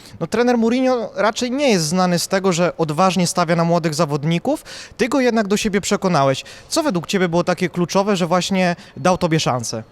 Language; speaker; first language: Polish; native; Polish